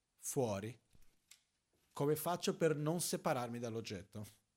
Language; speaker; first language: Italian; non-native, fluent; Portuguese